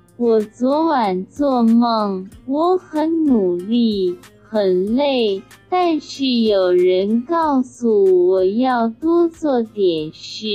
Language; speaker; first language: Chinese; non-native, fluent; Korean